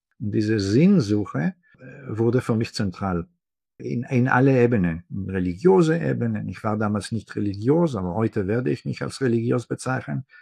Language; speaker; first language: German; non-native, fluent; Hebrew